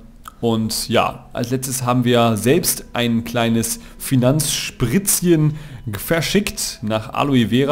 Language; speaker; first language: German; native; German